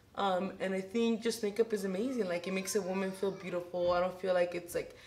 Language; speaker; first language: English; early bilingual, other home language; Spanish